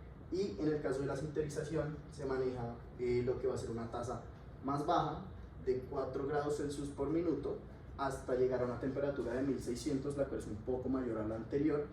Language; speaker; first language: Spanish; native; Spanish